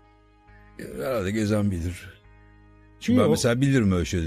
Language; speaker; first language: Turkish; native; Turkish